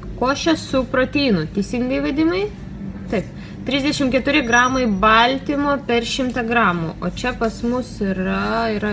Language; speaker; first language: Lithuanian; non-native, local second language; Russian